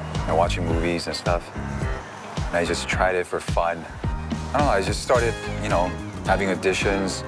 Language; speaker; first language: English; early bilingual, other home language; Korean